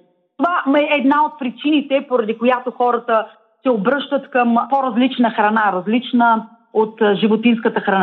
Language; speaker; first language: Bulgarian; native; Bulgarian